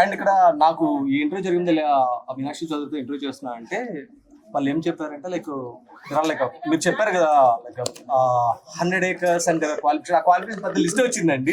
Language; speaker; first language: Telugu; native; Telugu